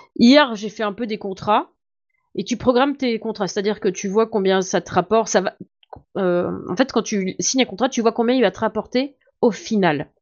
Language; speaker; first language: French; native; French